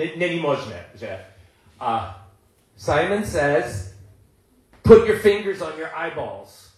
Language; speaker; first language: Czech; non-native, learner; English